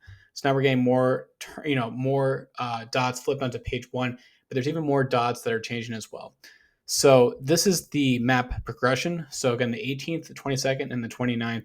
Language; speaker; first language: English; native; English